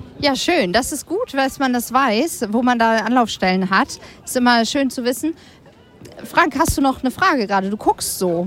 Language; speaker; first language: German; native; German